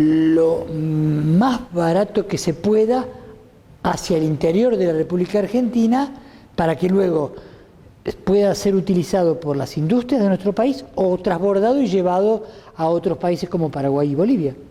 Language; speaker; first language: Spanish; native; Spanish